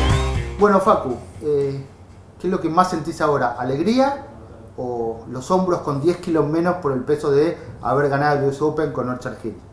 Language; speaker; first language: Spanish; native; Spanish